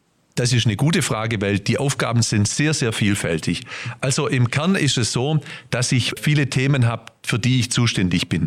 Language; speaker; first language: German; native; German